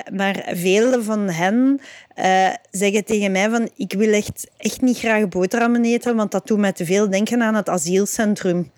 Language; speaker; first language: Dutch; native; Dutch